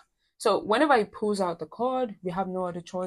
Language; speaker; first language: English; non-native, local second language; Yoruba